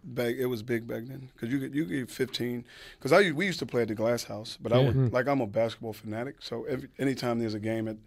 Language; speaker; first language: English; native; English